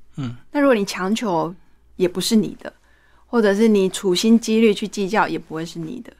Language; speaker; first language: Chinese; native; Chinese